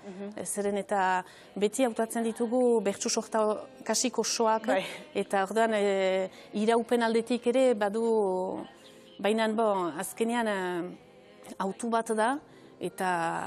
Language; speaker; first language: Basque; native; Basque